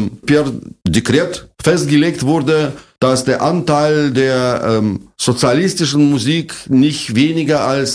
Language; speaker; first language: German; non-native, fluent; Russian